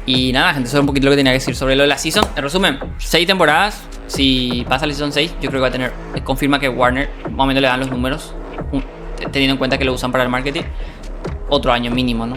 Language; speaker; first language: Spanish; native; Spanish